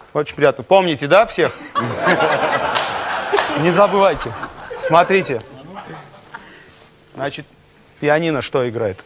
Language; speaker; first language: Russian; non-native, local second language; Armenian